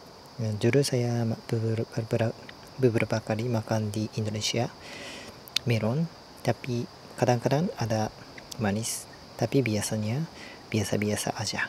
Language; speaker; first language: Indonesian; non-native, fluent; Japanese